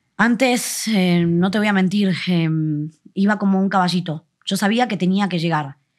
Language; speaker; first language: Spanish; native; Spanish